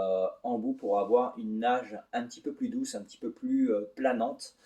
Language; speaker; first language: French; native; French